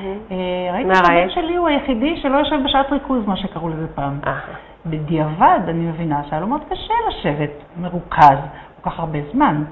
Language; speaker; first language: Hebrew; native; Hebrew